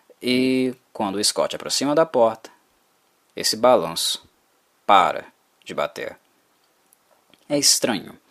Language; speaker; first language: Portuguese; native; Portuguese